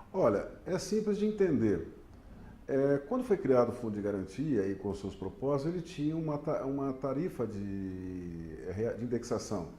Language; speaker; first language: Portuguese; native; Portuguese